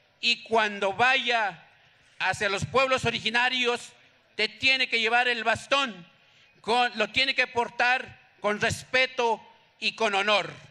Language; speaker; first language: Spanish; non-native, local second language; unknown